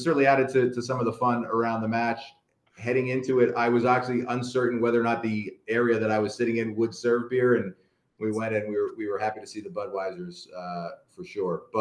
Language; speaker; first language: English; native; English